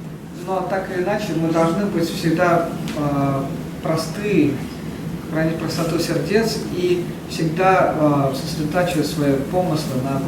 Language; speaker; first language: Russian; native; Russian